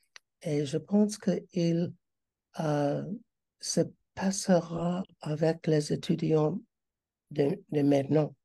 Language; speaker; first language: French; non-native, learner; English